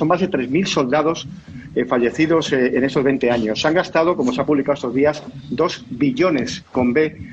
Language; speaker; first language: Spanish; native; Spanish